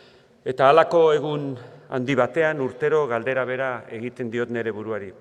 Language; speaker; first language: Basque; native; Basque